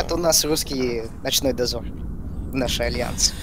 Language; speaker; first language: Russian; early bilingual, heritage; Russian